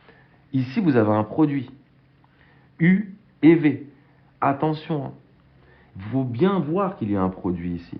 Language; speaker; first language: French; native; French